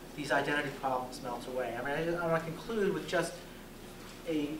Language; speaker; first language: English; native; English